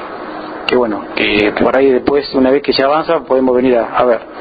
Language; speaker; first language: Spanish; native; Spanish